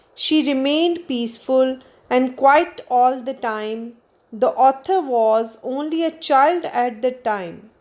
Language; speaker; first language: English; non-native, local second language; Punjabi